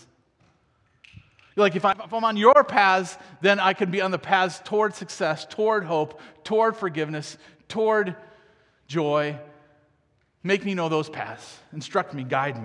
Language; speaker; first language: English; native; English